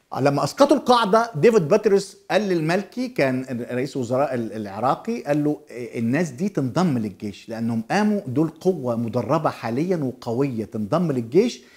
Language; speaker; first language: Arabic; native; Arabic